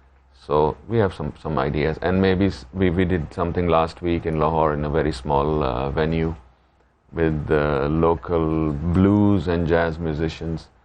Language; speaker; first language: English; non-native, local second language; Urdu